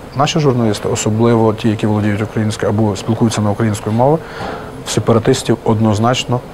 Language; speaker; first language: Ukrainian; native; Ukrainian